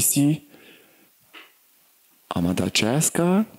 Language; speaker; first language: French; non-native, fluent; German